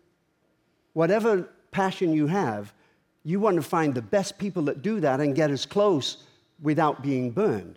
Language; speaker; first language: English; native; English